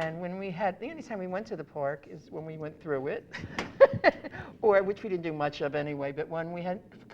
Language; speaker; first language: English; native; English